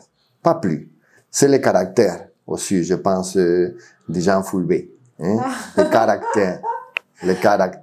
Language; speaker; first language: French; non-native, fluent; Spanish